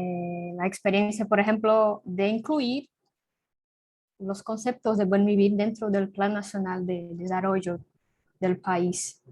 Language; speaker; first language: Spanish; non-native, fluent; Portuguese